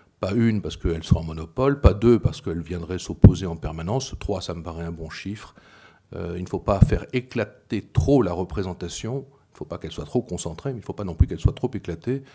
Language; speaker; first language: French; native; French